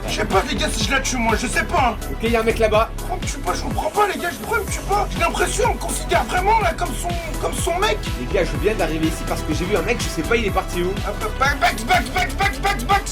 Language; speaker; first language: French; native; French